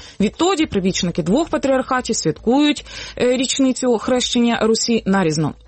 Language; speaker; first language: Ukrainian; native; Ukrainian